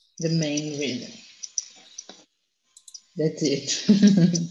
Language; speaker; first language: English; non-native, learner; Portuguese